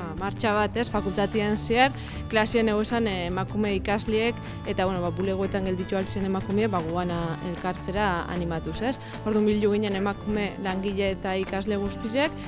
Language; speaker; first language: Basque; native; Basque